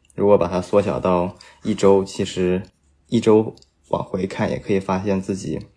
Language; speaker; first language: Chinese; native; Chinese